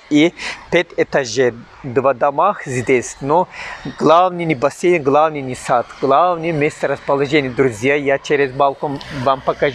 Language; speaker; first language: Russian; non-native, learner; Turkish